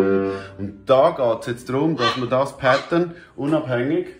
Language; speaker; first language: German; native; German